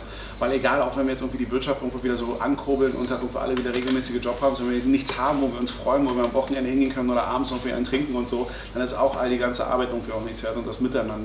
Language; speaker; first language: German; native; German